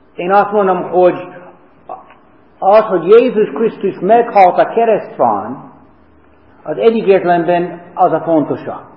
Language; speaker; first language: Hungarian; non-native, fluent; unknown